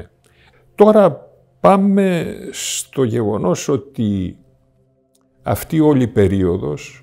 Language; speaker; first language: Greek; native; Greek